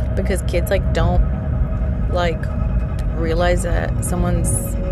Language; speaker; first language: English; early bilingual, other home language; Spanish